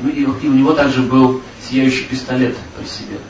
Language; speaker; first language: Russian; native; Russian